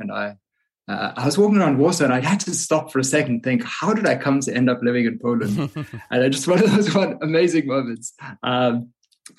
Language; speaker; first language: English; native; English